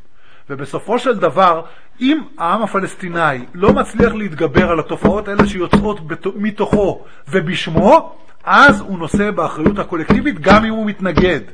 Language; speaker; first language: Hebrew; native; Hebrew